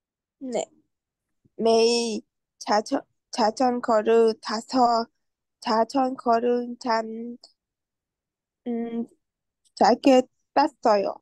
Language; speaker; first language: Korean; non-native, learner; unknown